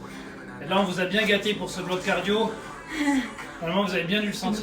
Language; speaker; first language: French; native; French